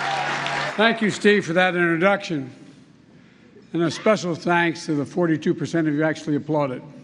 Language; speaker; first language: English; native; English